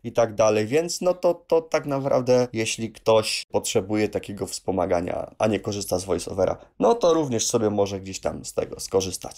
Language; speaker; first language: Polish; native; Polish